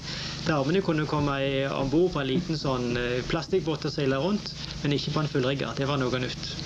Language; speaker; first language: Norwegian; native; Norwegian